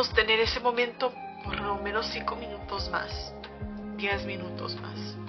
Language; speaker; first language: Spanish; early bilingual, other home language; English